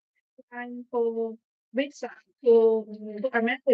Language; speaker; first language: English; non-native, learner; Chinese